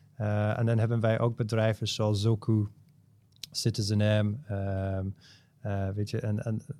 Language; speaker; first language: Dutch; non-native, fluent; English